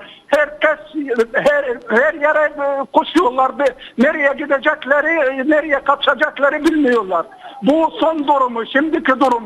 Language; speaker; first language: Turkish; non-native, fluent; Arabic